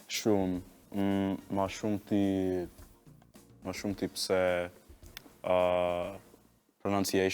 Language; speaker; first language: Albanian; non-native, learner; English